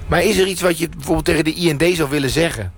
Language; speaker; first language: Dutch; native; Dutch